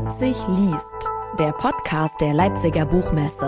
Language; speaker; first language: German; native; German